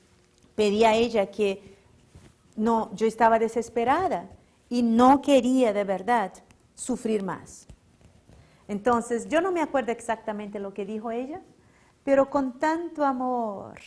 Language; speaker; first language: Spanish; non-native, fluent; Portuguese